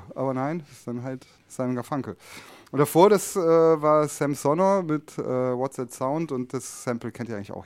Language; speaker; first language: German; native; German